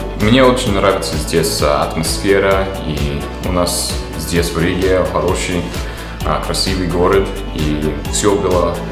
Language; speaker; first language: Russian; non-native, fluent; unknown